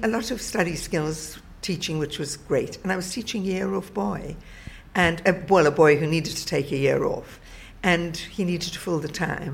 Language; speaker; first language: English; native; English